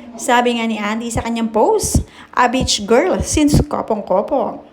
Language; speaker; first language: Filipino; native; Filipino